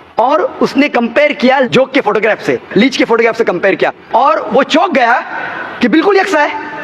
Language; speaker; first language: Hindi; non-native, local second language; Konkani